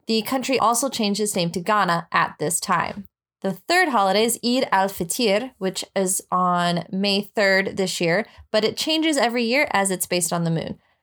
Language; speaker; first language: English; native; English